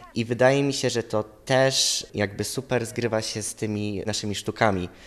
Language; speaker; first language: Polish; native; Polish